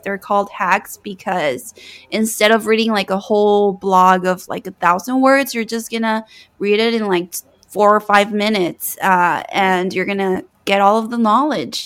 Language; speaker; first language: English; early bilingual, other home language; Spanish